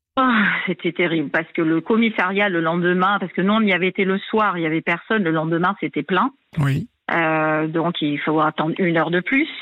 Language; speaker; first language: French; native; French